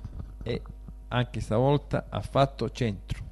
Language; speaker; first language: Italian; native; Italian